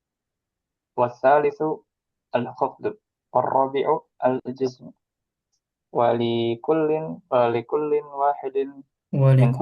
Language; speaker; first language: Arabic; non-native, learner; Indonesian